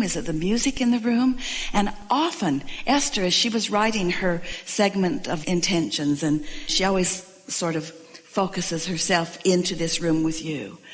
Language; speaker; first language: English; native; English